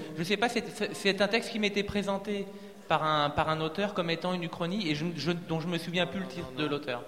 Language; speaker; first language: French; native; French